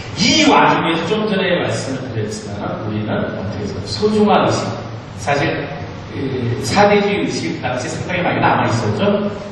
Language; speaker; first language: Korean; native; Korean